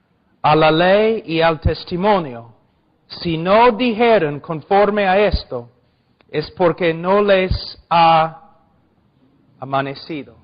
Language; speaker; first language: Spanish; non-native, fluent; English